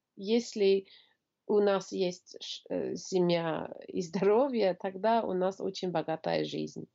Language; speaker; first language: Russian; non-native, fluent; English